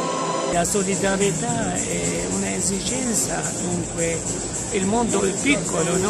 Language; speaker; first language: Italian; non-native, fluent; Arabic